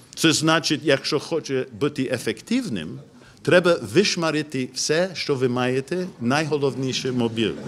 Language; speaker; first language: Ukrainian; non-native, fluent; English